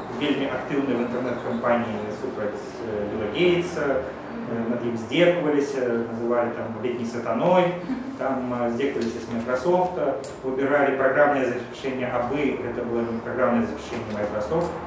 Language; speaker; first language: Belarusian; non-native, local second language; Russian